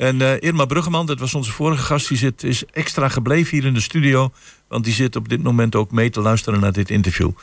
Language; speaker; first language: Dutch; native; Dutch